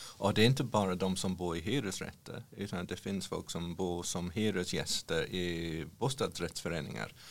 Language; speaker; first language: Swedish; non-native, fluent; English